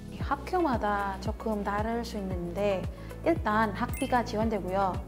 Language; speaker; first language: Korean; non-native, fluent; Indonesian